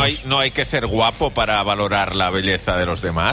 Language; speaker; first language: Spanish; native; Spanish